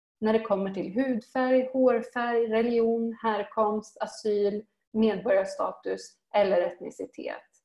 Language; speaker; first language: Swedish; native; Swedish